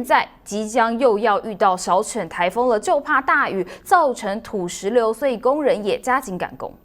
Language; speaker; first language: Chinese; native; Chinese